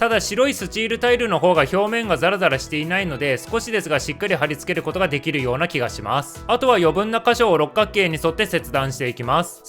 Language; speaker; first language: Japanese; native; Japanese